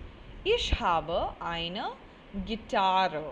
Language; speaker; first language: German; non-native, fluent; Hindi